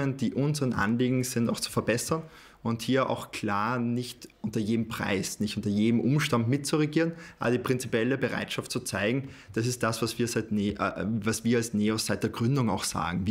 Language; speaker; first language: German; native; German